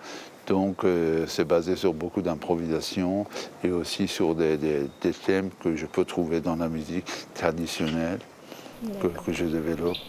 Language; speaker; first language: French; non-native, fluent; Persian